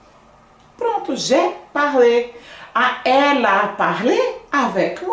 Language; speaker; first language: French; non-native, fluent; Portuguese